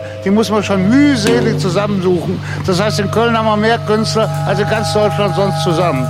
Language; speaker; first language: German; native; German